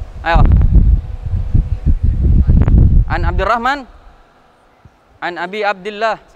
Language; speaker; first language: Arabic; non-native, fluent; Indonesian